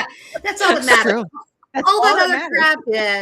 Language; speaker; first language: English; native; English